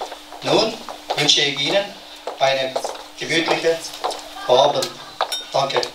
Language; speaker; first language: German; non-native, learner; Tibetan